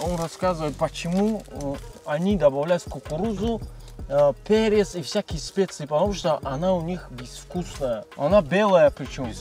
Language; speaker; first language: Russian; non-native, local second language; Tajik